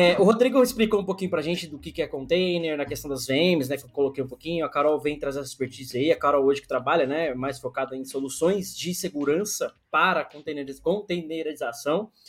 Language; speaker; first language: Portuguese; native; Portuguese